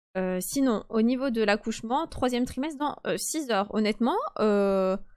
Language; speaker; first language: French; early bilingual, other home language; Polish